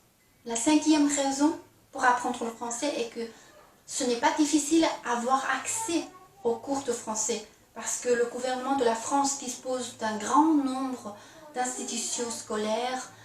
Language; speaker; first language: French; non-native, fluent; Chinese